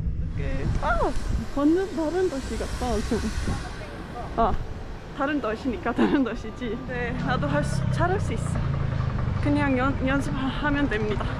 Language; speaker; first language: Korean; non-native, learner; Estonian